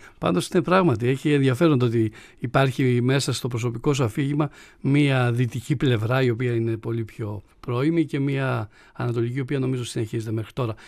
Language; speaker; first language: Greek; native; Greek